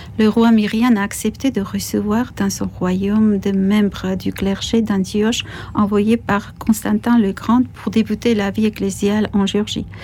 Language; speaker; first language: French; non-native, fluent; Georgian